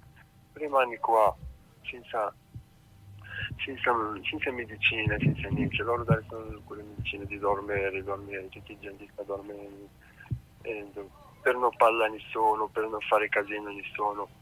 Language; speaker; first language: Italian; non-native, learner; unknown